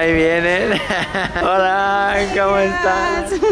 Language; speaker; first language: Spanish; native; Spanish